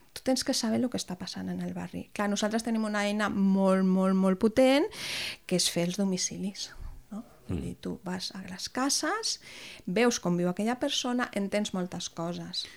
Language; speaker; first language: Catalan; non-native, local second language; Spanish